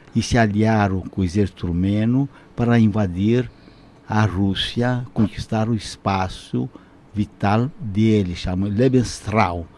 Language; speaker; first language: Portuguese; non-native, fluent; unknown